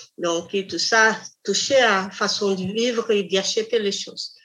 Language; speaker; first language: French; non-native, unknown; Portuguese